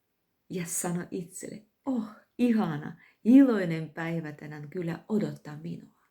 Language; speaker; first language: Finnish; non-native, learner; Russian